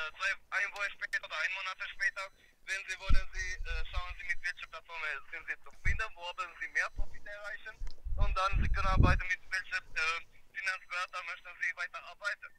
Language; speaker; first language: German; non-native, learner; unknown